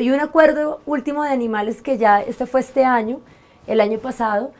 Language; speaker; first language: Spanish; native; Spanish